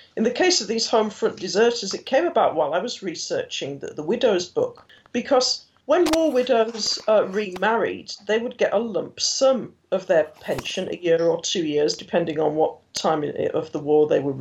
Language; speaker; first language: English; native; English